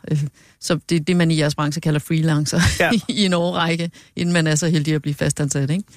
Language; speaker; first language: Danish; native; Danish